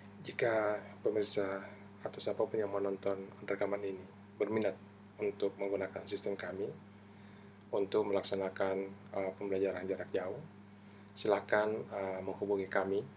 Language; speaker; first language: Indonesian; native; Indonesian